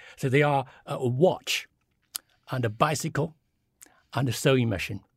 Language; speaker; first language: English; early bilingual, other home language; Chinese